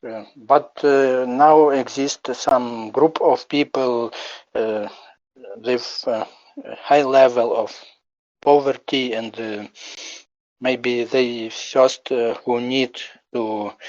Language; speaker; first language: English; non-native, learner; Ukrainian